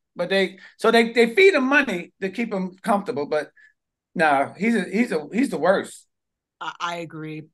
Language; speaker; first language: English; native; English